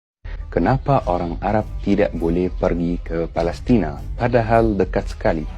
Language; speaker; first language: Indonesian; non-native, fluent; Arabic